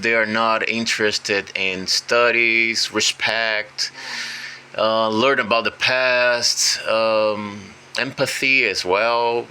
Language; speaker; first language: English; non-native, fluent; Portuguese